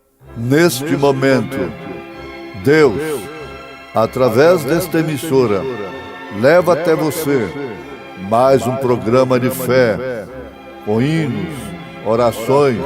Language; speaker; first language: Portuguese; native; Portuguese